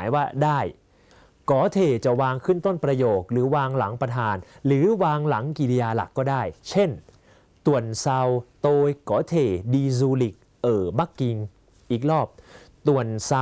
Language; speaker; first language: Thai; native; Thai